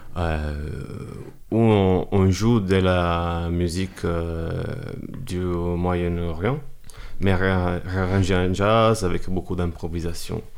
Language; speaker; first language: French; non-native, fluent; Italian